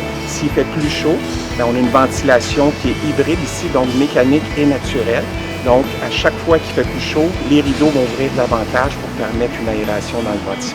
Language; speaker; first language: French; native; French